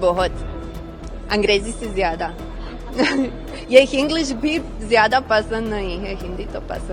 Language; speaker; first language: Hindi; non-native, learner; Croatian